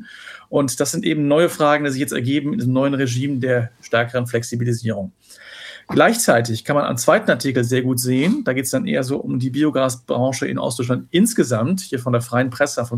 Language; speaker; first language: German; native; German